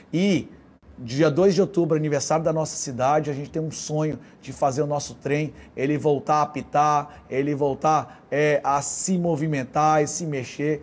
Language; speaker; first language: Portuguese; native; Portuguese